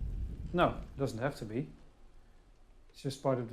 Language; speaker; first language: English; non-native, fluent; Dutch